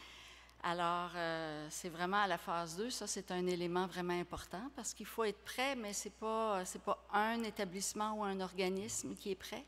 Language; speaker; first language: French; native; French